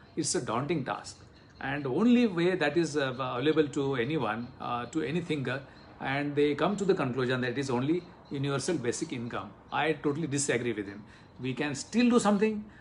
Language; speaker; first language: English; non-native, local second language; Marathi